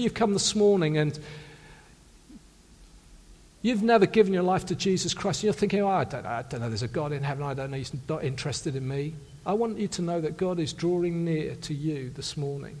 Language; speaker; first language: English; native; English